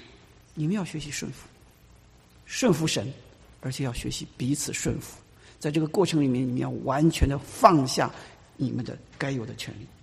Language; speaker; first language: Chinese; native; Chinese